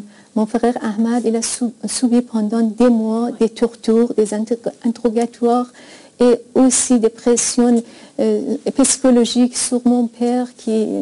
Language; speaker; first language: French; non-native, fluent; Persian